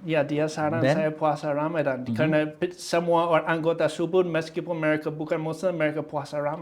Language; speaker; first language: Indonesian; non-native, fluent; English